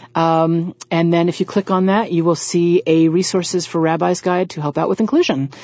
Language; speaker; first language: English; native; English